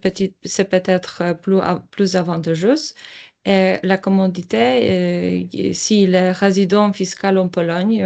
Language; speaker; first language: French; non-native, learner; Polish